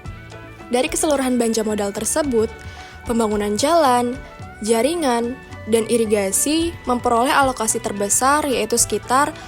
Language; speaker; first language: Indonesian; native; Indonesian